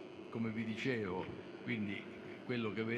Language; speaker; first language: Italian; native; Italian